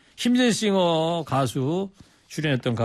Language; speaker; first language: Korean; native; Korean